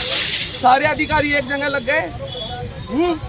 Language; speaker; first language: Hindi; native; Hindi